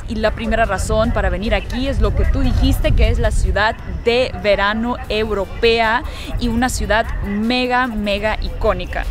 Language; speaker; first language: Spanish; early bilingual, heritage; Russian